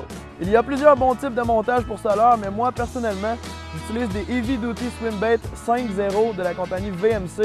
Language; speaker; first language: French; native; French